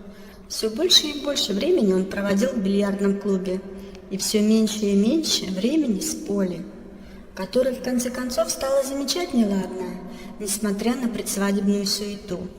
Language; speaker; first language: Russian; native; Russian